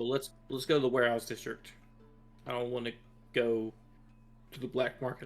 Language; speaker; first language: English; native; English